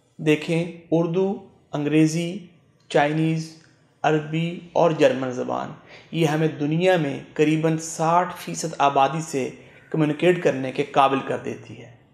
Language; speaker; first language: Urdu; non-native, local second language; Punjabi